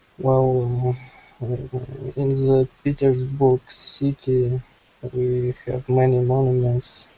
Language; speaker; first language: English; non-native, learner; Russian